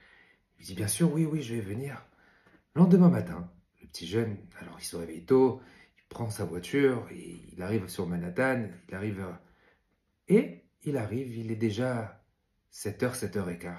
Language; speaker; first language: French; native; French